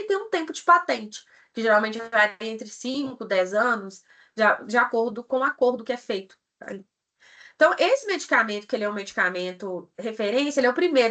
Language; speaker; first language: Portuguese; native; Portuguese